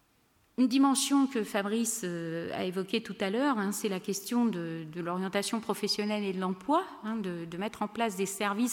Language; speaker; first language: French; native; French